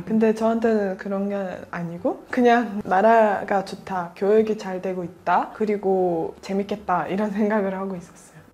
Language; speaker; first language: Korean; non-native, fluent; Turkmen